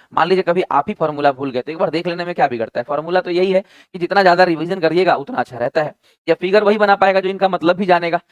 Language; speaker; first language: Hindi; native; Hindi